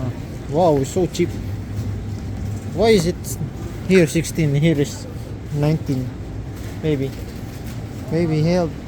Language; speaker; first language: English; non-native, learner; Filipino